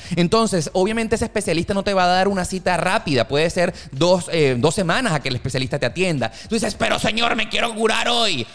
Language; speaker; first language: Spanish; native; Spanish